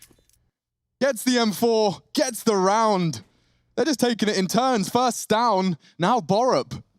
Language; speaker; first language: English; native; English